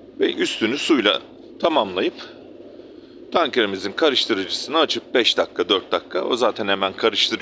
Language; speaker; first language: Turkish; native; Turkish